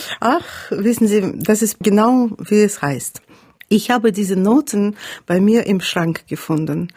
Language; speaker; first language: German; non-native, fluent; Russian